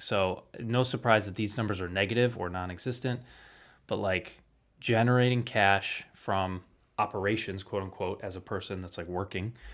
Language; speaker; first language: English; native; English